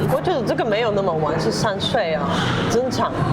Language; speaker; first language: Chinese; non-native, learner; Russian